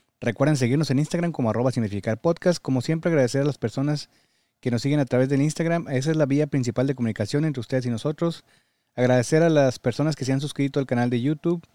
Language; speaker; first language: Spanish; native; Spanish